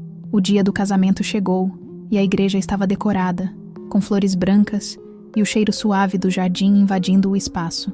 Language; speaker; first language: Portuguese; native; Portuguese